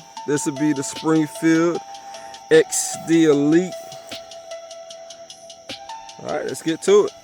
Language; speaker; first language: English; native; English